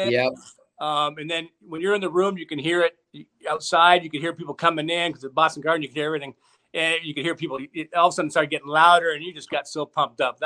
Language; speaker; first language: English; native; English